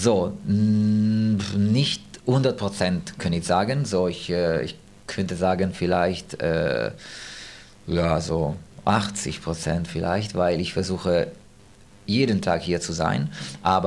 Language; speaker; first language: German; non-native, fluent; Italian